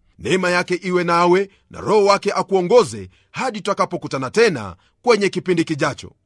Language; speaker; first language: Swahili; non-native, local second language; Luyia